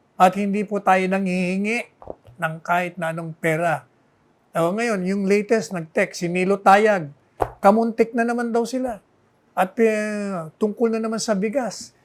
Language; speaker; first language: Filipino; non-native, local second language; Bikol